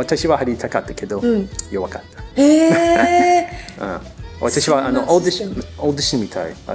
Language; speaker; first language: Japanese; non-native, learner; English